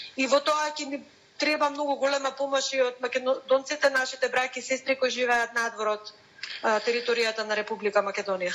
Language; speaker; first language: Macedonian; native; Macedonian